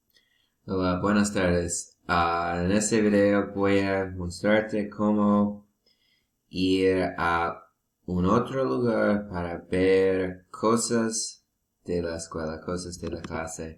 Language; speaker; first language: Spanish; non-native, learner; English